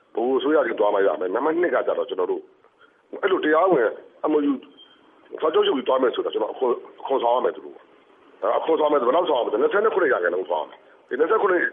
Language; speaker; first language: Burmese; native; Burmese